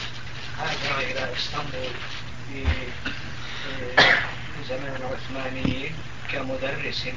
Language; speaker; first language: Arabic; non-native, fluent; Turkish